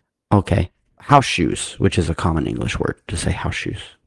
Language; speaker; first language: English; native; English